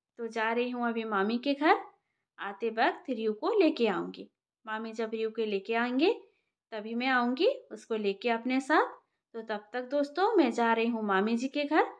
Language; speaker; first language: Hindi; non-native, local second language; Bangla